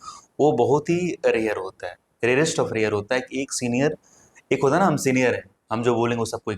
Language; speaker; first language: Hindi; native; Hindi